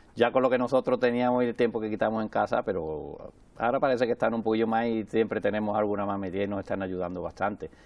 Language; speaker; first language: Spanish; native; Spanish